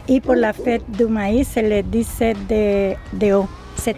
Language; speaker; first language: French; non-native, learner; Spanish